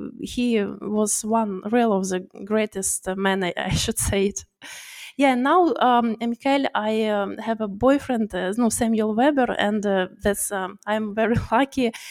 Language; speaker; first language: English; non-native, learner; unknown